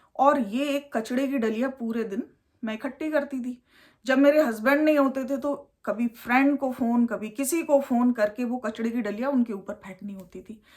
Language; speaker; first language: Hindi; native; Hindi